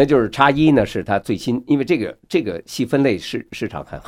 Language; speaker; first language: Chinese; native; Chinese